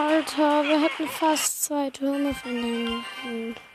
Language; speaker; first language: German; native; German